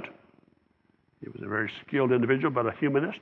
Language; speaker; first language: English; native; English